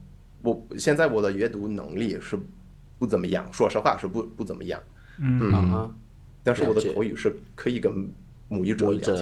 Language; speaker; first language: Chinese; non-native, fluent; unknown